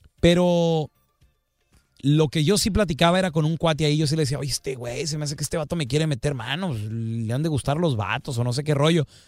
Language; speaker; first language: Spanish; native; Spanish